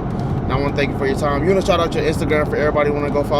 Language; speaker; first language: English; native; English